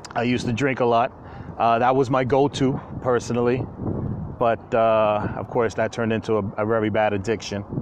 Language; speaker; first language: English; native; English